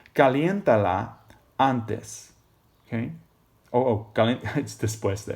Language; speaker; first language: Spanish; non-native, fluent; English